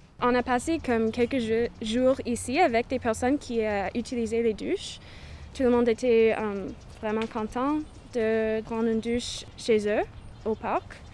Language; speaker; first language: French; non-native, local second language; English